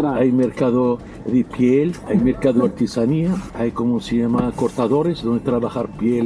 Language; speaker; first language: Spanish; non-native, learner; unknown